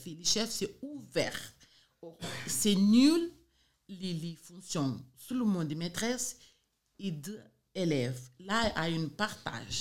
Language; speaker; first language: French; non-native, learner; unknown